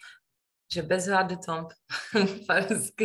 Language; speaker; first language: French; non-native, learner; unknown